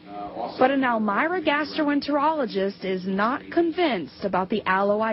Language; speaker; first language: English; native; English